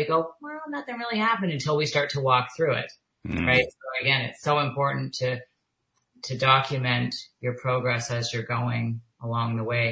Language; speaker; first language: English; native; English